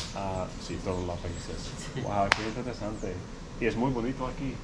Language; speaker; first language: Spanish; non-native, learner; English